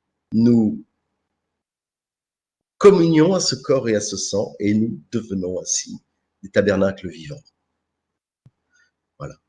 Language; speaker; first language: French; native; French